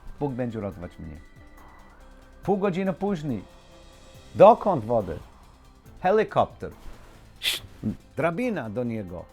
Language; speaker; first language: Polish; non-native, learner; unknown